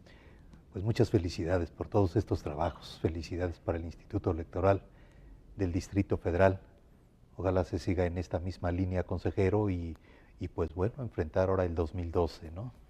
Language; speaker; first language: Spanish; native; Spanish